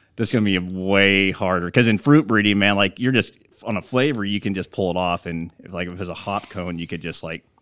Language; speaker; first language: English; native; English